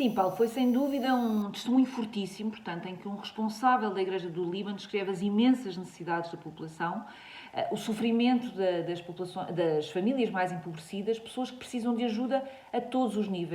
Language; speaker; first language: Portuguese; native; Portuguese